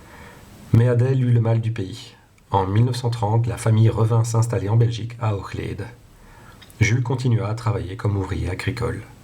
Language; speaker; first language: French; non-native, local second language; Dutch